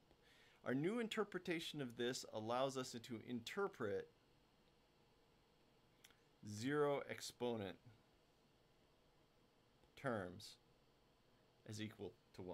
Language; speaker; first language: English; native; English